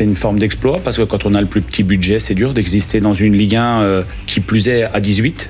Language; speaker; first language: French; native; French